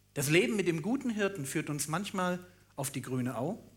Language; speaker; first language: German; native; German